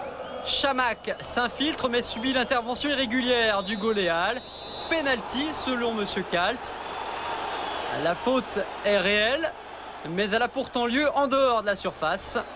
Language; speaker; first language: French; native; French